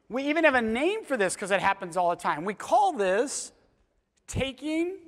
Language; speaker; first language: English; native; English